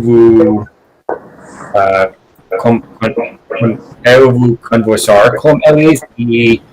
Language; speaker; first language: Portuguese; non-native, learner; English